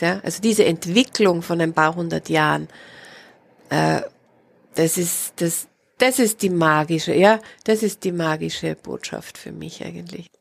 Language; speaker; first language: German; native; German